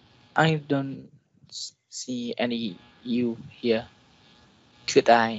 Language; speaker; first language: English; non-native, learner; Vietnamese